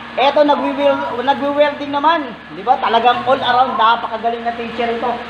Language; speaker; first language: Filipino; native; Filipino